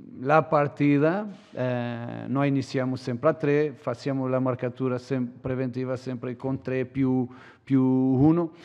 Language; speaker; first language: Italian; non-native, learner; Portuguese